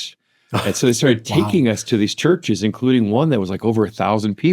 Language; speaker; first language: English; native; English